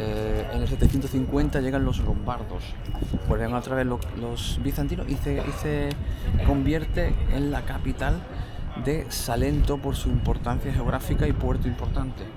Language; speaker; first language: Spanish; native; Spanish